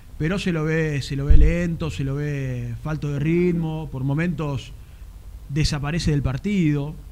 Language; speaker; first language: Spanish; native; Spanish